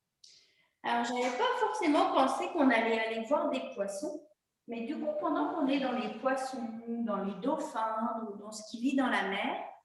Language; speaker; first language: French; native; French